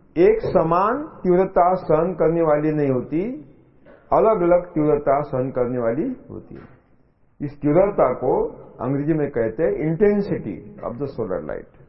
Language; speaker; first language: Hindi; non-native, local second language; Marathi